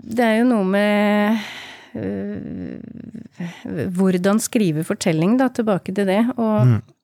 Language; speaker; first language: Norwegian; native; Norwegian